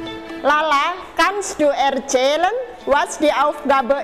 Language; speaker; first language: German; non-native, fluent; Indonesian